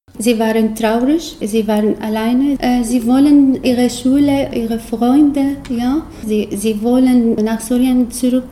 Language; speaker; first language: German; non-native, learner; Arabic